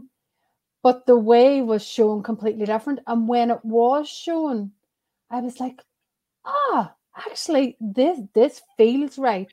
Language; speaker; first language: English; native; English